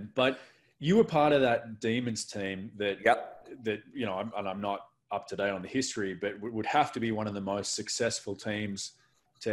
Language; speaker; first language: English; native; English